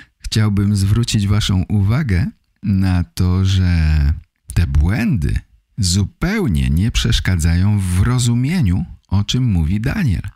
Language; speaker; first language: Polish; native; Polish